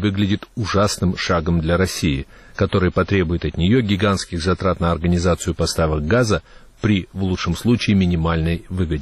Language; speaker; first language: Russian; native; Russian